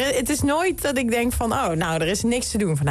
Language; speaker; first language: Dutch; native; Dutch